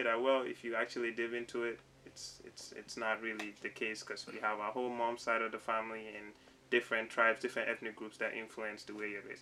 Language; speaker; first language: English; non-native, local second language; Wolof